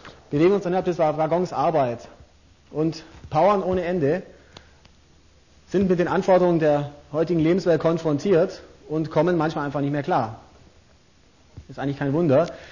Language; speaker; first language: German; native; German